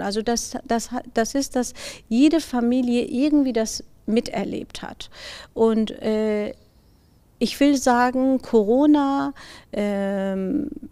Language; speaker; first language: German; non-native, fluent; Persian